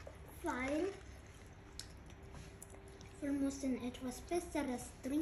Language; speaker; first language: German; early bilingual, other home language; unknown